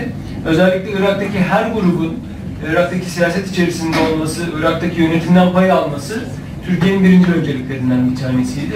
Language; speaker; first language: Turkish; native; Turkish